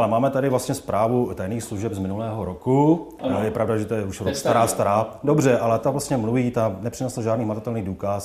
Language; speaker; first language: Czech; native; Czech